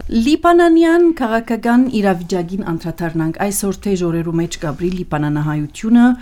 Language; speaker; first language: Armenian; early bilingual, heritage; Armenian